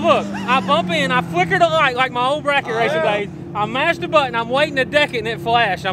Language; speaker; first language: English; native; English